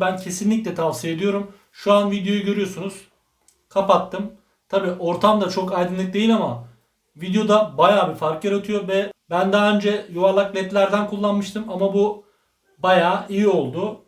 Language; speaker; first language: Turkish; native; Turkish